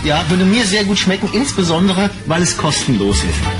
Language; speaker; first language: German; native; German